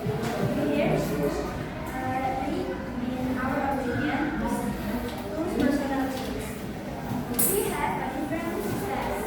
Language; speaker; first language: English; non-native, learner; Indonesian